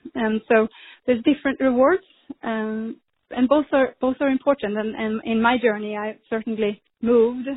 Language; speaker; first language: English; non-native, fluent; Swedish